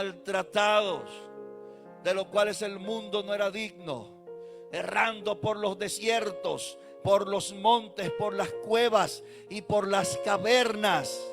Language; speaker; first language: Spanish; native; Spanish